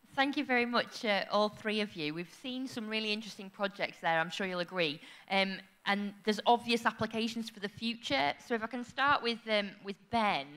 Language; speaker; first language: English; native; English